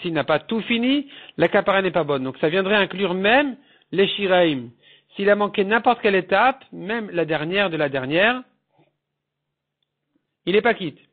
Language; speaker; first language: French; native; French